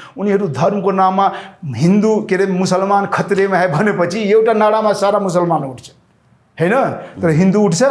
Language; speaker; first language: Nepali; non-native, local second language; Rana Tharu